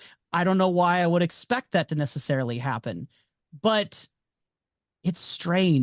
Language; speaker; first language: English; native; English